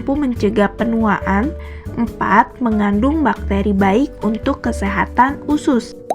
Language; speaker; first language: Indonesian; native; Indonesian